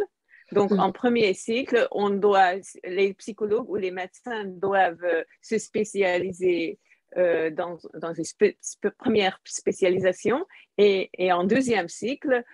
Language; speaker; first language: French; non-native, fluent; Hungarian